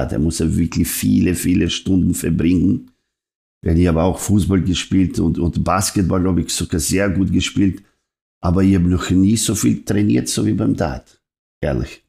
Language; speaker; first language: German; non-native, fluent; Serbian